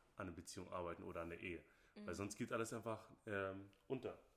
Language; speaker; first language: German; non-native, fluent; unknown